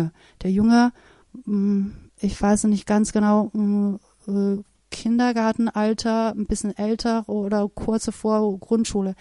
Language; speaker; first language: German; non-native, fluent; Persian